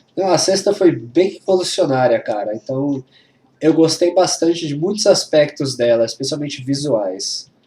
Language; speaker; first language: Portuguese; native; Portuguese